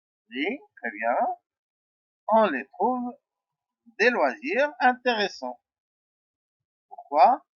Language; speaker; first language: French; non-native, local second language; Arabic